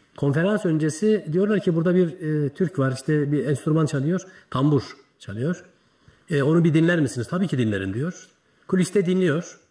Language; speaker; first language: Turkish; native; Turkish